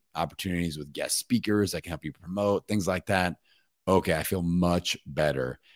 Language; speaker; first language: English; native; English